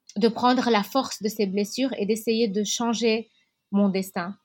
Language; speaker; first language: French; non-native, local second language; Arabic